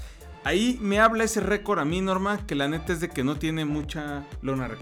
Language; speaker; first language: Spanish; native; Spanish